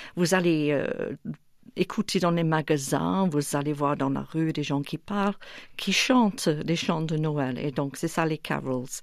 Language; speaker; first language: French; non-native, fluent; English